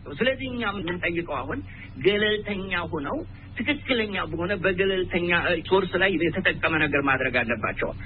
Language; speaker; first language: Amharic; native; Amharic